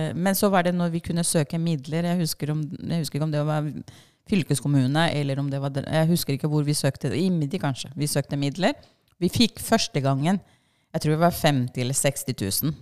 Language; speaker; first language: Norwegian; non-native, fluent; Spanish